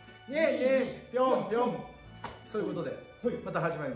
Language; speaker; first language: Japanese; native; Japanese